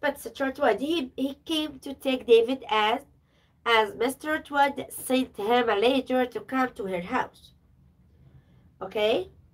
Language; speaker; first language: English; non-native, fluent; Arabic